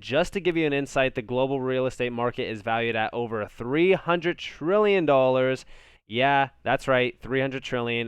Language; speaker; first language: English; native; English